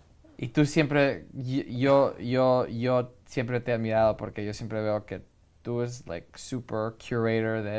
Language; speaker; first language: Spanish; early bilingual, heritage; Spanish